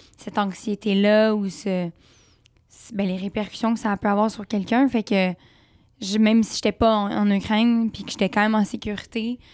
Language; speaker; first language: French; native; French